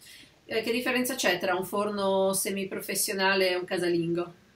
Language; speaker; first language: Italian; native; Italian